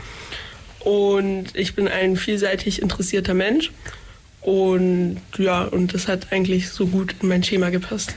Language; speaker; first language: German; native; German